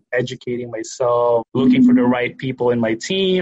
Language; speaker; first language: English; non-native, local second language; Filipino